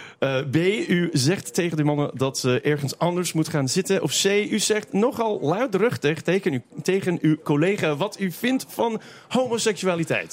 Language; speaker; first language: Dutch; non-native, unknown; English